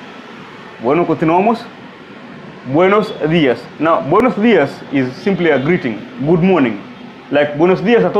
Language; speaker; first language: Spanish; non-native, fluent; Swahili